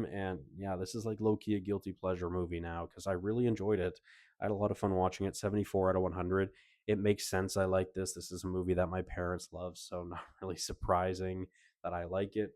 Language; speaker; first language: English; native; English